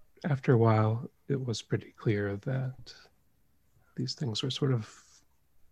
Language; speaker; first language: English; native; English